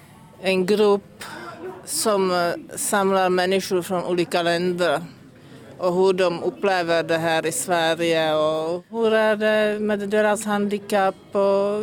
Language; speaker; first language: Swedish; non-native, fluent; Czech